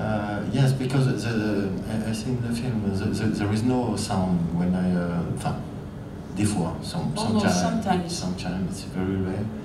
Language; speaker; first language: English; non-native, learner; French